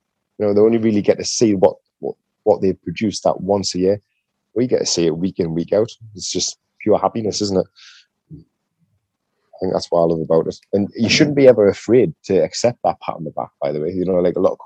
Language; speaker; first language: English; native; English